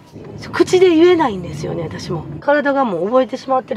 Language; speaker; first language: Japanese; native; Japanese